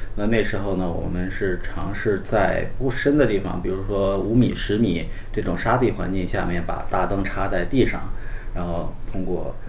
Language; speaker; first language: Chinese; native; Chinese